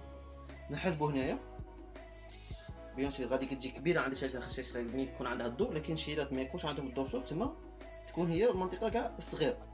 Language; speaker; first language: Arabic; native; Arabic